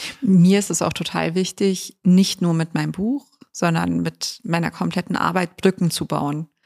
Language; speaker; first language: German; native; German